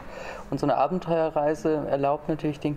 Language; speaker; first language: German; native; German